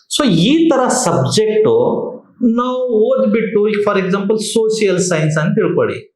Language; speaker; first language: Kannada; non-native, local second language; Marathi